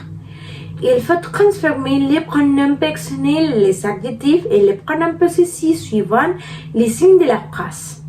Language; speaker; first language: French; non-native, learner; Spanish